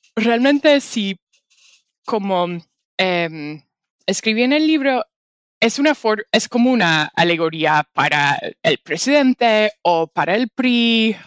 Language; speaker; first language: Spanish; non-native, fluent; English